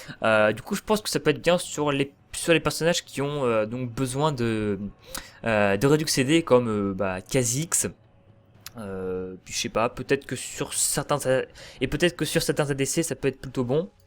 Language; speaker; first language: French; native; French